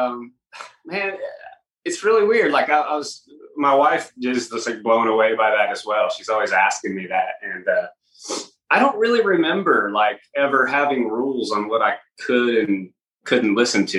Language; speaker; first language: English; native; English